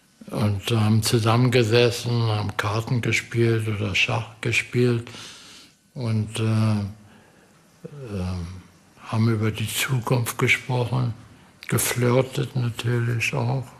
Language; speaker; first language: German; early bilingual, heritage; German